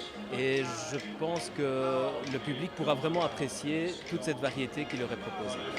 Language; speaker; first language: French; native; French